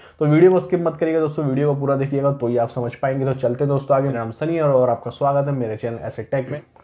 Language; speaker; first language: Hindi; native; Hindi